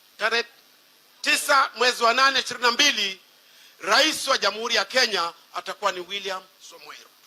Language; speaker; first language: Swahili; native; Swahili